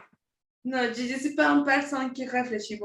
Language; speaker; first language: French; non-native, fluent; Spanish